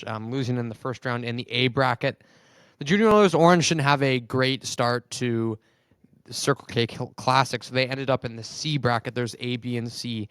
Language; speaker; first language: English; native; English